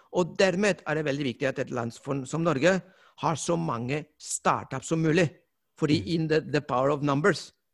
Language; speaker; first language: Norwegian; non-native, fluent; Spanish